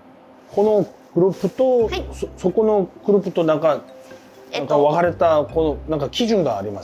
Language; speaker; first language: Japanese; non-native, learner; Korean